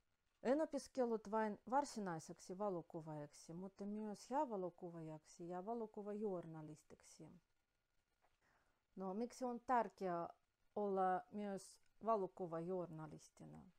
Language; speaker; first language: Finnish; non-native, fluent; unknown